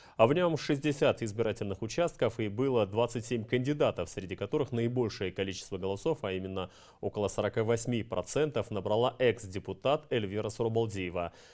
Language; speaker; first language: Russian; non-native, local second language; Kyrgyz